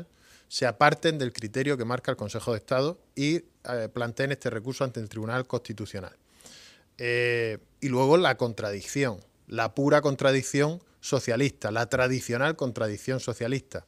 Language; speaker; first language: Spanish; native; Spanish